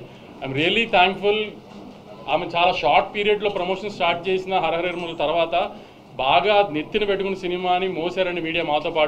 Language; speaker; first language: Telugu; native; Telugu